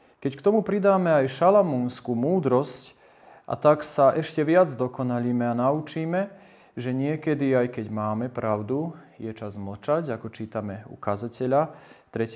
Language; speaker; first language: Slovak; native; Slovak